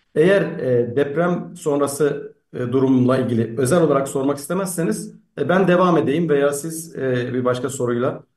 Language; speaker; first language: Turkish; native; Turkish